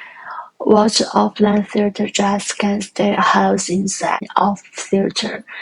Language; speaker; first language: English; non-native, learner; Chinese